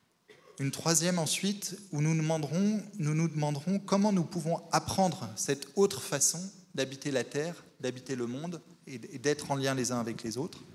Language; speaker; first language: French; native; French